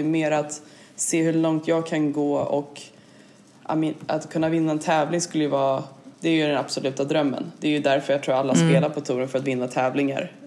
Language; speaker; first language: Swedish; native; Swedish